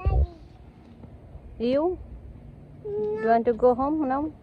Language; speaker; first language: English; non-native, learner; Bangla